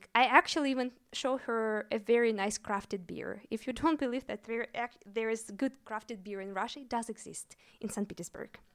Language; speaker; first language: English; non-native, fluent; Russian